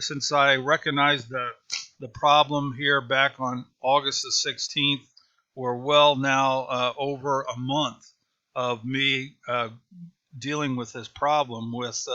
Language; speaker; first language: English; native; English